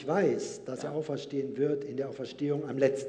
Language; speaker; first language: German; native; German